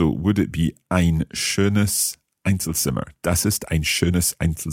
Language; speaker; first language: German; non-native, learner; English